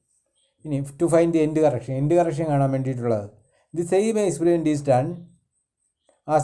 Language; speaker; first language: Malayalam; native; Malayalam